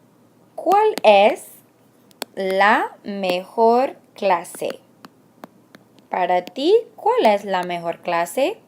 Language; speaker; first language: Spanish; non-native, fluent; English